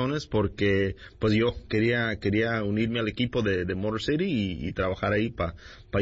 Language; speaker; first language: Spanish; early bilingual, heritage; Spanish